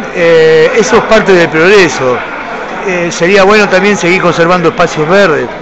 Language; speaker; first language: Spanish; native; Spanish